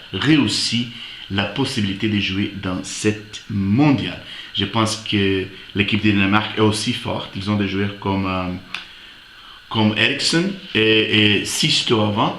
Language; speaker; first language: French; non-native, fluent; Portuguese